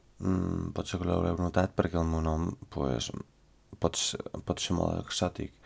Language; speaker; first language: Catalan; non-native, fluent; Italian